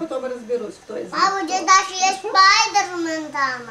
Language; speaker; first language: Russian; early bilingual, heritage; Russian